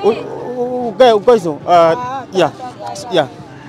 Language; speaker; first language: Portuguese; non-native, learner; Vietnamese